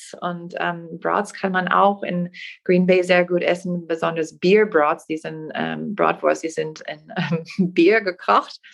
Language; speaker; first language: German; non-native, fluent; English